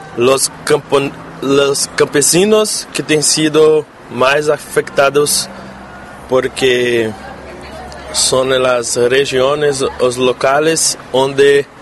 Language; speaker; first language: Spanish; non-native, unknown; Portuguese